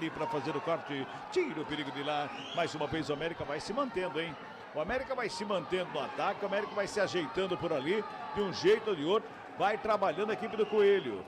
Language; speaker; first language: Portuguese; native; Portuguese